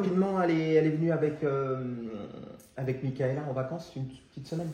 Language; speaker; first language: French; native; French